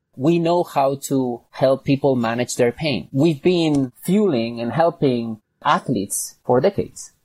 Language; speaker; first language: English; non-native, fluent; Catalan